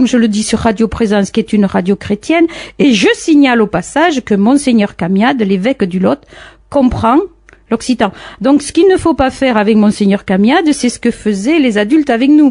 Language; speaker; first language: French; native; French